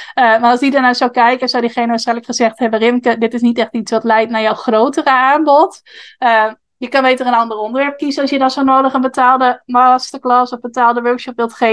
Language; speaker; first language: Dutch; native; Dutch